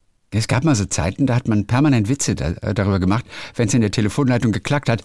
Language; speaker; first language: German; native; German